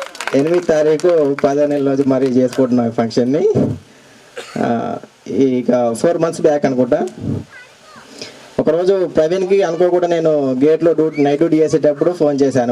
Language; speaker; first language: Telugu; native; Telugu